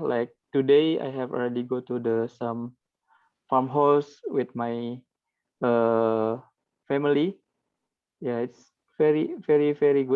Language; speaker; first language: English; non-native, learner; Indonesian